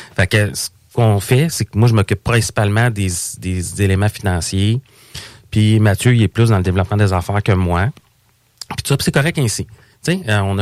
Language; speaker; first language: French; native; French